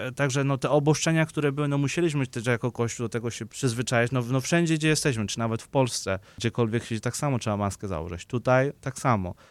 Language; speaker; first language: Polish; native; Polish